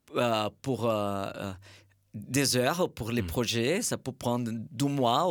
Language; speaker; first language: French; non-native, fluent; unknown